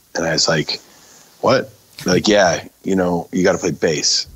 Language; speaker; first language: English; native; English